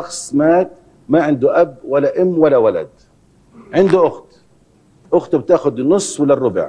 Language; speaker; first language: Arabic; native; Arabic